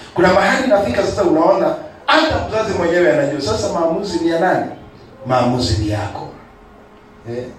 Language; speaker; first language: Swahili; non-native, local second language; Kikuyu